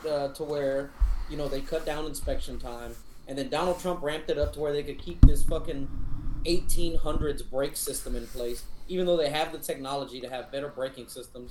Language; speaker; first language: English; native; English